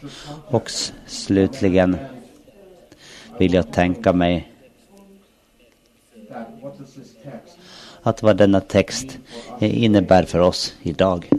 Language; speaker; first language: Swedish; non-native, local second language; Finnish